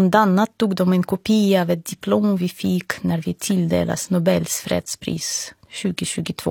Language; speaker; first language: Swedish; non-native, fluent; Russian